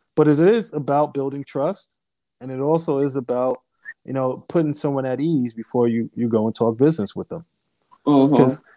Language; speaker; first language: English; native; English